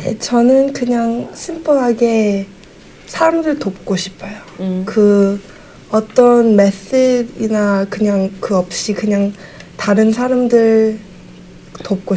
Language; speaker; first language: Korean; early bilingual, heritage; Korean